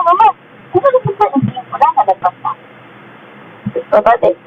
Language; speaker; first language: Filipino; native; Filipino